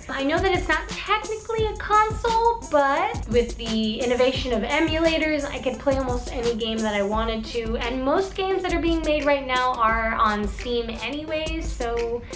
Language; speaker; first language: English; native; English